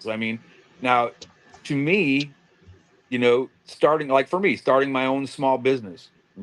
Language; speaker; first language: English; native; English